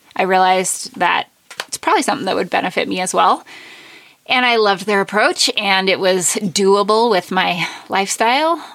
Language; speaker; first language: English; native; English